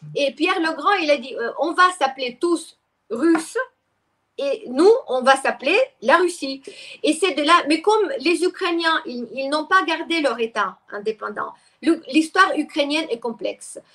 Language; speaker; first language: French; non-native, fluent; Russian